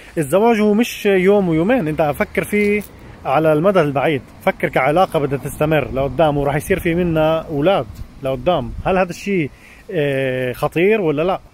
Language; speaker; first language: Arabic; native; Arabic